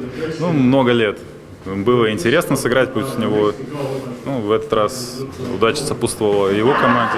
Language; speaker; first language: Russian; non-native, local second language; Latvian